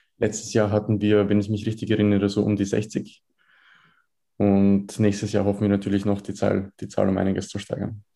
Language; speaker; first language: German; early bilingual, other home language; Bosnian